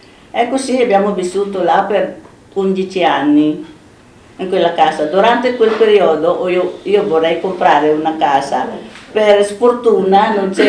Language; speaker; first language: Italian; non-native, fluent; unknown